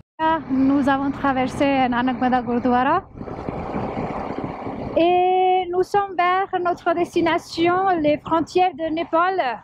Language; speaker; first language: French; non-native, learner; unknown